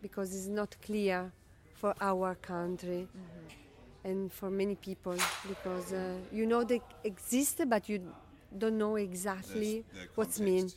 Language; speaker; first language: English; non-native, learner; Italian